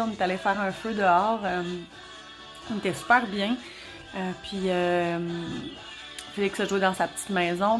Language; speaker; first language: French; native; French